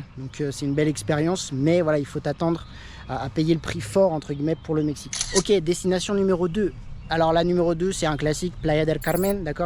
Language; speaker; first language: French; native; French